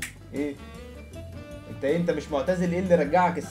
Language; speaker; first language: Arabic; native; Arabic